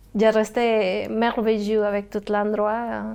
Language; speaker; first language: French; non-native, learner; Spanish